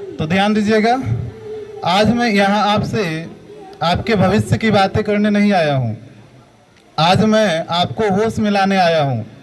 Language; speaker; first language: Hindi; native; Hindi